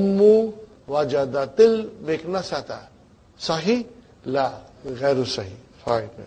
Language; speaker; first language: Arabic; non-native, fluent; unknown